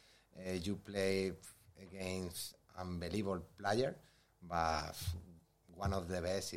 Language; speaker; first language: English; non-native, learner; Spanish